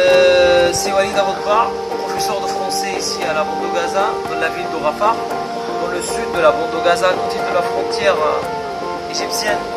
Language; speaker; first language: French; non-native, fluent; Arabic